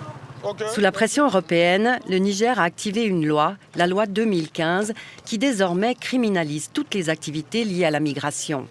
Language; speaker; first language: French; native; French